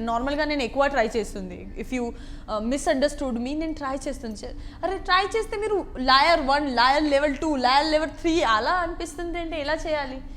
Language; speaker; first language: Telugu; non-native, learner; Gujarati